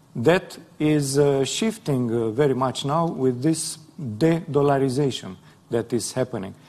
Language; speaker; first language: English; non-native, fluent; Romanian